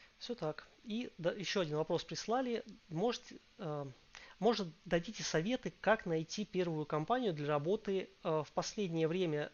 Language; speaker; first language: Russian; native; Russian